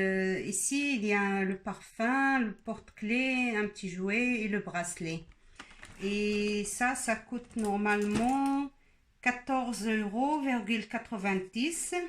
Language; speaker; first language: French; non-native, local second language; Arabic